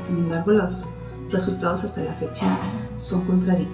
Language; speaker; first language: Spanish; native; Spanish